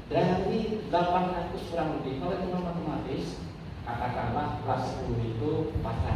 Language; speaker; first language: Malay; non-native, local second language; Sundanese